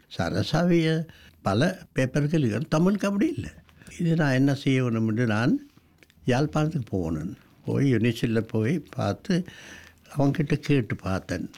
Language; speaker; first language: Tamil; non-native, local second language; Sinhala